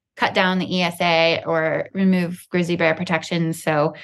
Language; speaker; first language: English; native; English